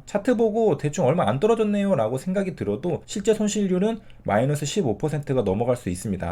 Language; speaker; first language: Korean; native; Korean